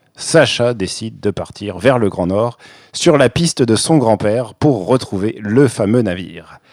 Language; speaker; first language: French; native; French